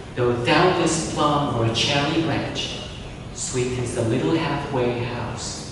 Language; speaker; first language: English; non-native, fluent; Korean